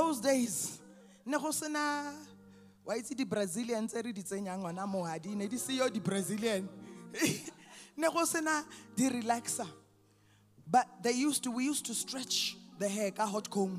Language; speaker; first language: English; native; English